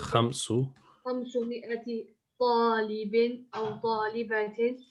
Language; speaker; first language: Arabic; non-native, learner; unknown